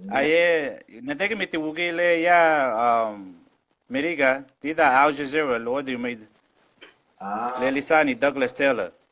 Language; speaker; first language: Spanish; non-native, local second language; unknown